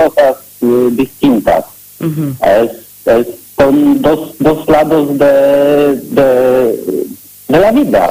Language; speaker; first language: Spanish; non-native, learner; Polish